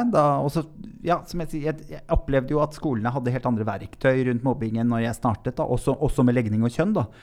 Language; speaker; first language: Norwegian; native; Norwegian